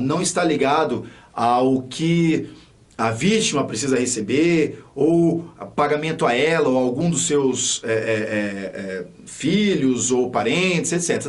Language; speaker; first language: Portuguese; native; Portuguese